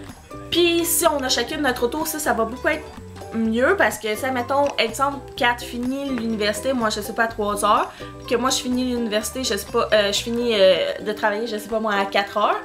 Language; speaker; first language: French; native; French